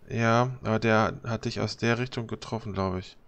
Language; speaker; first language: German; native; German